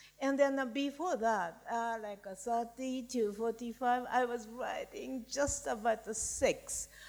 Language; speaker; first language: English; non-native, fluent; Japanese